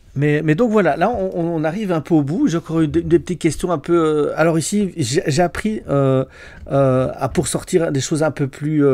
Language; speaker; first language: French; native; French